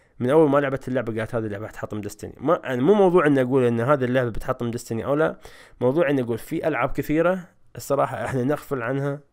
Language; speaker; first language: Arabic; native; Arabic